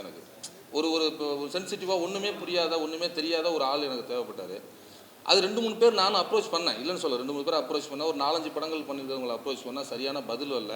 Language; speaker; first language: Tamil; native; Tamil